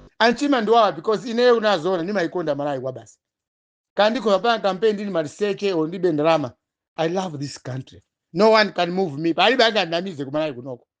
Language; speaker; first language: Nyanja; non-native, local second language; Tumbuka